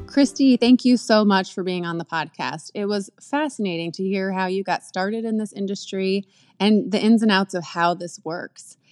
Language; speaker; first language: English; native; English